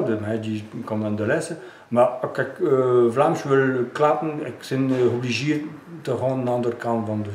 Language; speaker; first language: Dutch; non-native, local second language; French